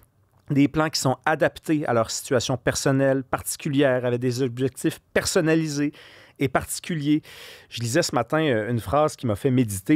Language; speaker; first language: French; native; French